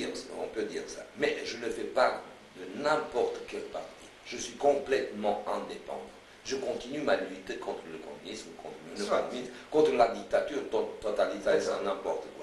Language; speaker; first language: French; non-native, fluent; Romanian